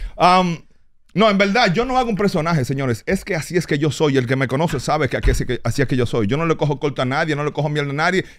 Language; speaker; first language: Spanish; early bilingual, heritage; Spanish